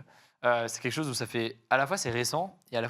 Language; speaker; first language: French; native; French